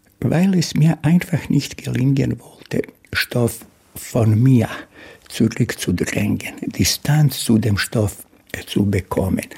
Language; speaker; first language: German; non-native, fluent; Bosnian